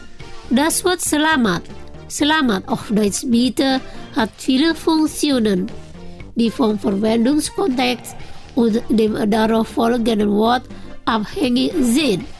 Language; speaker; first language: German; non-native, fluent; Indonesian